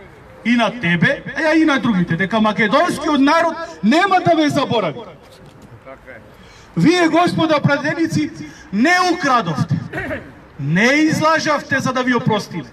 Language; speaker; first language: Macedonian; native; Macedonian